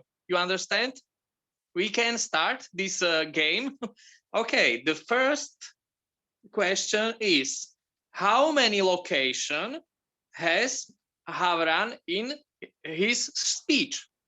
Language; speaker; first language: English; non-native, learner; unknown